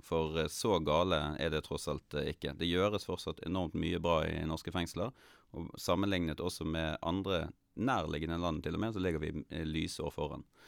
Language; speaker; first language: Norwegian; native; Norwegian